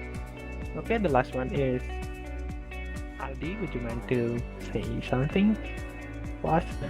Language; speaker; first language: English; non-native, learner; Indonesian